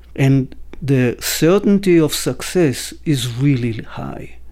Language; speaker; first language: English; non-native, fluent; Hebrew